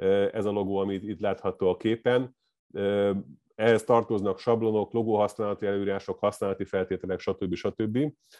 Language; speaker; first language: Hungarian; native; Hungarian